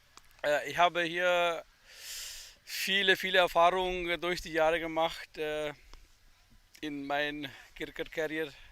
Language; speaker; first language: German; non-native, fluent; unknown